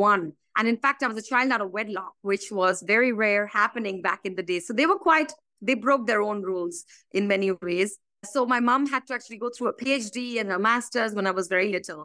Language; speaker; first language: English; non-native, local second language; Bangla